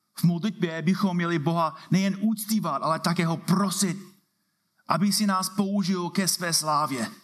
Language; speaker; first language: Czech; non-native, fluent; English